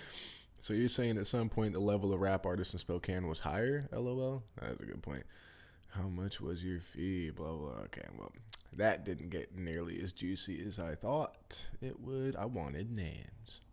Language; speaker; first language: English; native; English